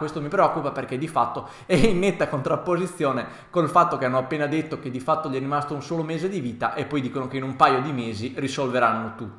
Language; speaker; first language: Italian; native; Italian